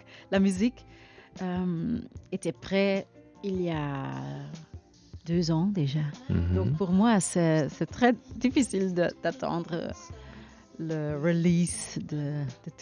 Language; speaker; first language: French; non-native, learner; Dutch